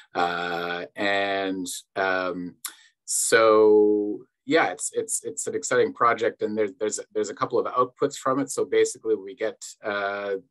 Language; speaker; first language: English; native; English